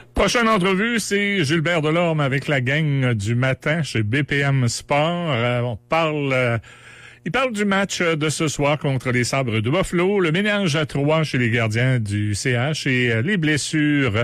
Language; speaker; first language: French; native; French